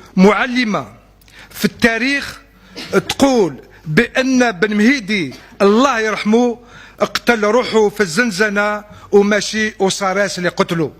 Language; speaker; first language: Arabic; non-native, local second language; Kabyle